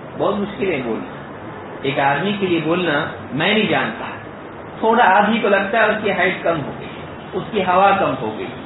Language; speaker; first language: Urdu; native; Urdu